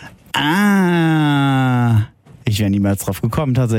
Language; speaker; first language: German; native; German